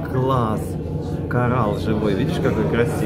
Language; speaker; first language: Russian; native; Russian